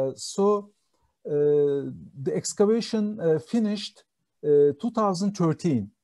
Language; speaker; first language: English; non-native, fluent; Turkish